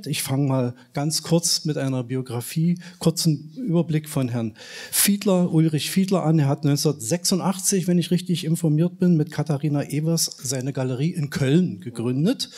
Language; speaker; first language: German; native; German